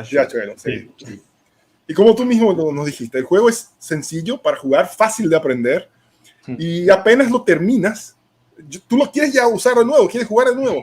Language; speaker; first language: Spanish; non-native, fluent; Portuguese